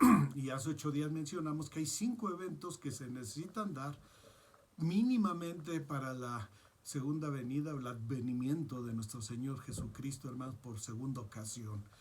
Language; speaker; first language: Spanish; native; Spanish